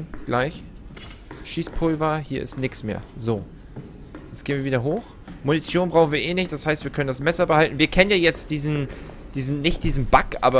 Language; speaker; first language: German; native; German